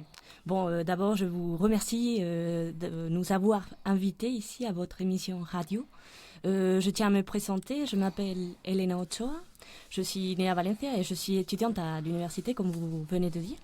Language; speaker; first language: French; non-native, fluent; Spanish